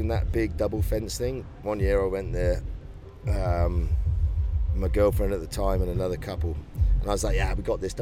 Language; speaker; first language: English; native; English